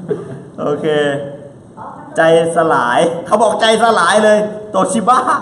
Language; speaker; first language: Thai; native; Thai